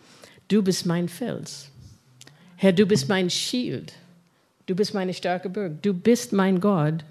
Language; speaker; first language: German; non-native, fluent; English